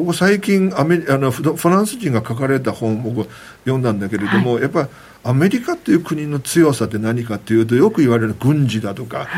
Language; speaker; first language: Japanese; non-native, fluent; Chinese